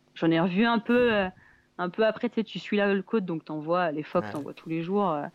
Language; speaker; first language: French; native; French